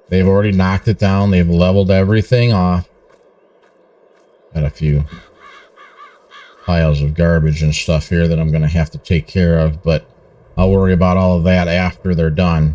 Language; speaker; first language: English; native; English